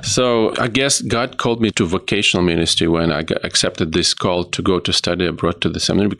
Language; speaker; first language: English; non-native, fluent; Ukrainian